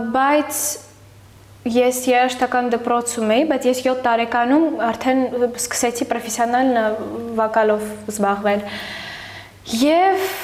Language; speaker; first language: Armenian; early bilingual, heritage; Armenian